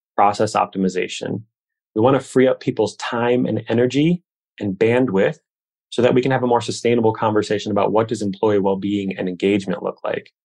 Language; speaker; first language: English; native; English